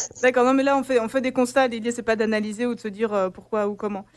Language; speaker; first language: French; native; French